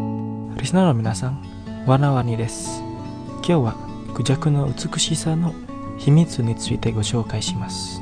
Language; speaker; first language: Japanese; non-native, fluent; Indonesian